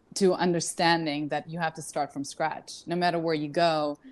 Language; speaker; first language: English; non-native, fluent; Russian